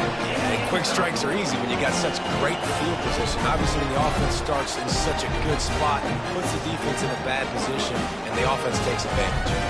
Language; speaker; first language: English; native; English